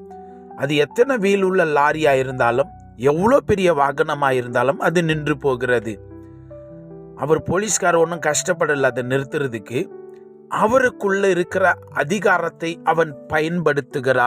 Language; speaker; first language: Tamil; native; Tamil